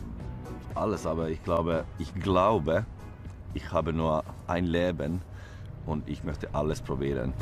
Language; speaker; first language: German; non-native, learner; Finnish